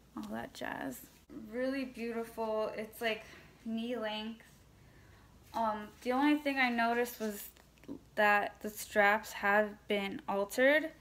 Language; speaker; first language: English; native; English